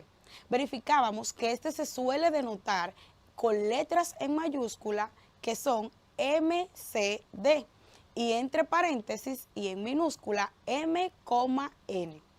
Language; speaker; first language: Spanish; native; Spanish